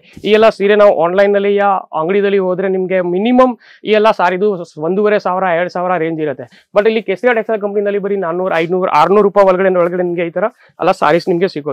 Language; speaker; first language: Kannada; non-native, fluent; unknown